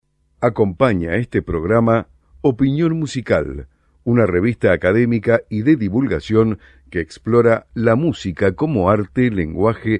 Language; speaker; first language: Spanish; native; Spanish